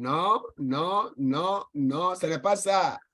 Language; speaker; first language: French; non-native, fluent; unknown